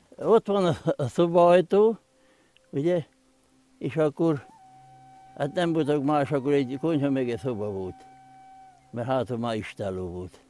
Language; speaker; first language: Hungarian; non-native, local second language; German